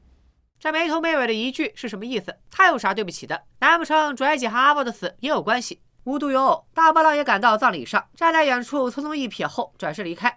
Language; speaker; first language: Chinese; native; Chinese